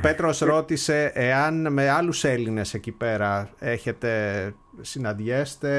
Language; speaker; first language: Greek; native; Greek